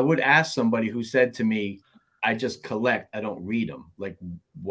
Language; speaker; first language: English; native; English